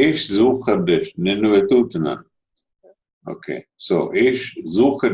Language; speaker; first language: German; non-native, fluent; Telugu